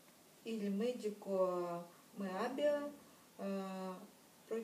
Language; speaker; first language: Italian; non-native, learner; Russian